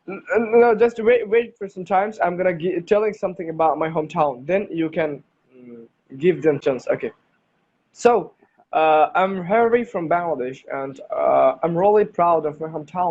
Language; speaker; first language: English; non-native, learner; Bangla